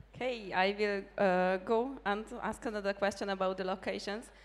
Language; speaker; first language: English; non-native, fluent; Hungarian